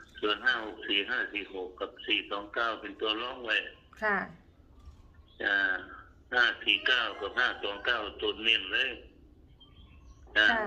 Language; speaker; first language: Thai; non-native, local second language; Northeastern Thai